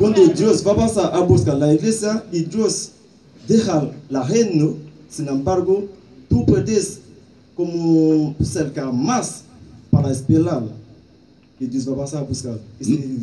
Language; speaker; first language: Spanish; non-native, learner; Haitian Creole